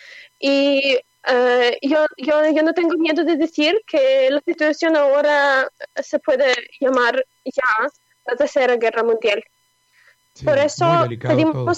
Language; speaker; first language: Spanish; non-native, fluent; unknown